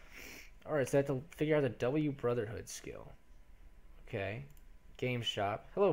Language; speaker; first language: English; native; English